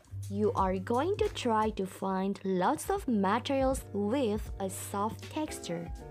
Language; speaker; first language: English; non-native, fluent; Indonesian